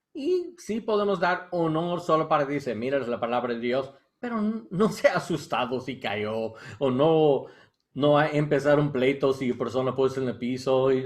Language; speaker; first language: Spanish; non-native, learner; English